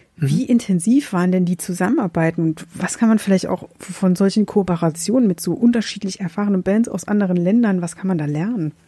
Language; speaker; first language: German; native; German